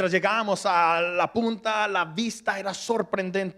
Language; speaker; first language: Spanish; early bilingual, heritage; Spanish